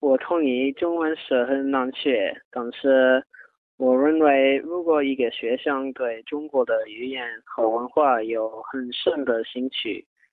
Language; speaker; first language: Chinese; non-native, learner; English